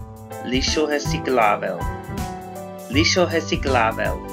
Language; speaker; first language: Portuguese; non-native, learner; English